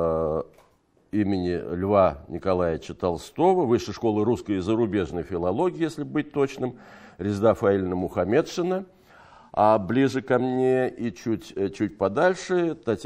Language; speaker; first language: Russian; native; Russian